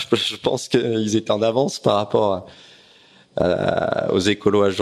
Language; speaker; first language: French; native; French